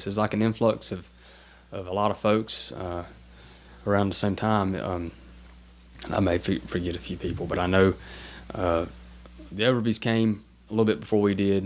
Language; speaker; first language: English; native; English